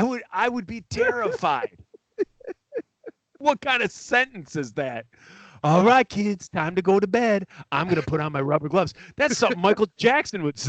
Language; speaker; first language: English; native; English